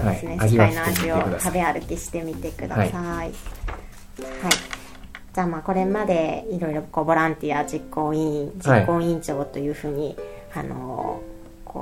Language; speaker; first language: Japanese; native; Japanese